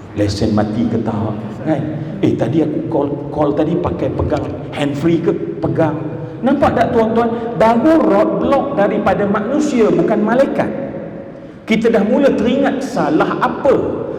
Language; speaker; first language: Malay; native; Malay